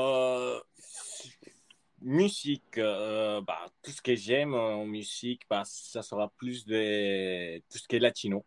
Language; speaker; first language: French; early bilingual, other home language; Spanish